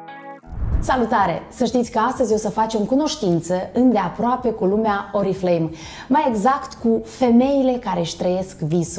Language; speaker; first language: Romanian; native; Romanian